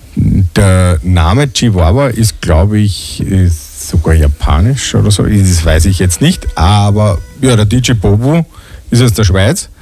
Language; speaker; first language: German; native; German